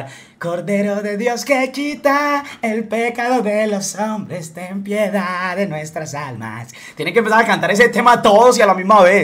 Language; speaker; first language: Spanish; native; Spanish